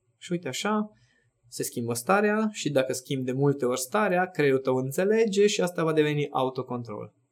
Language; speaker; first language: Romanian; non-native, local second language; Hungarian